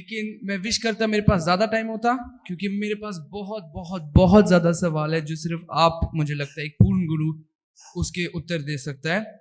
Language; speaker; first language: Hindi; early bilingual, heritage; Hindi